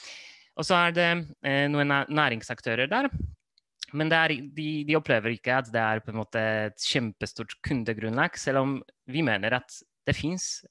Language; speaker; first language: Norwegian; non-native, fluent; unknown